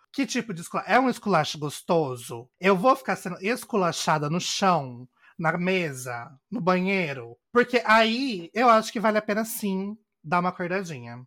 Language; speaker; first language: Portuguese; native; Portuguese